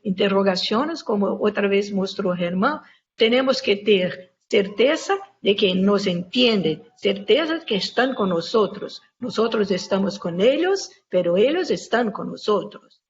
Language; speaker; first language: Spanish; non-native, fluent; Portuguese